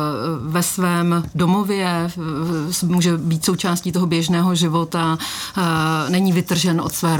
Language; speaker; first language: Czech; native; Czech